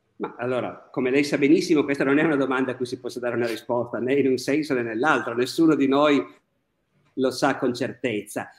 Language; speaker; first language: Italian; native; Italian